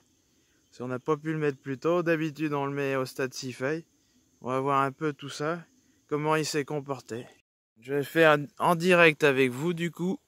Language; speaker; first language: French; native; French